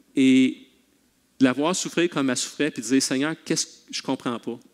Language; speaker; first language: French; native; French